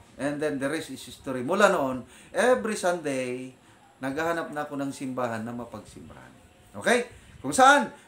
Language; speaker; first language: Filipino; non-native, local second language; Iloko